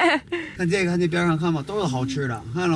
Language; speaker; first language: Chinese; native; Chinese